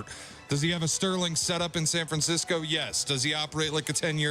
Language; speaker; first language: English; native; English